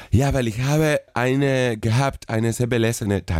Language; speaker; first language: German; non-native, fluent; Spanish